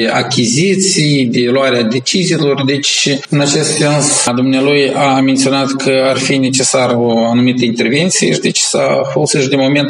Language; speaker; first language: Romanian; native; Romanian